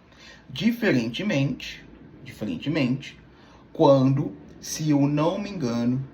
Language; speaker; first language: Portuguese; native; Portuguese